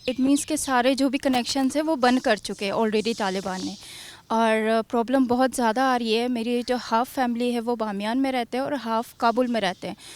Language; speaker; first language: Hindi; non-native, fluent; Persian